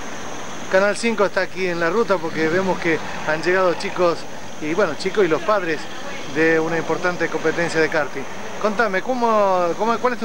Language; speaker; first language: Spanish; native; Spanish